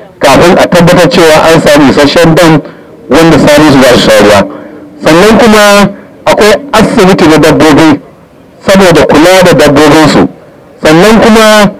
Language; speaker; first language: Hausa; native; Hausa